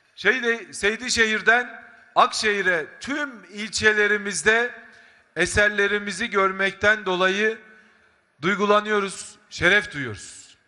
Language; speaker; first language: Turkish; native; Turkish